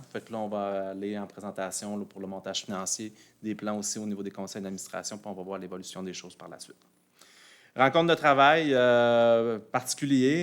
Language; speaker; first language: French; native; French